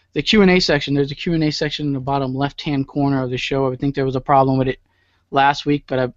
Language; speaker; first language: English; native; English